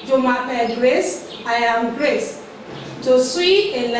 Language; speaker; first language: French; non-native, fluent; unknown